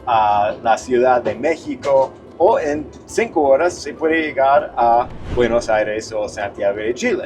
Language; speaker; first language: Spanish; non-native, fluent; English